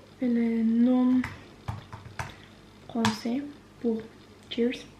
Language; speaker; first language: French; non-native, learner; Norwegian